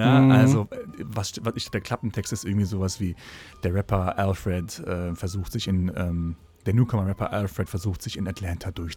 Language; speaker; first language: German; native; German